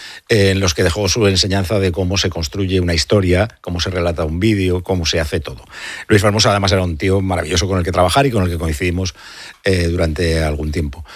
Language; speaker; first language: Spanish; native; Spanish